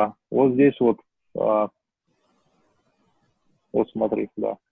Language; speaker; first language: Russian; native; Russian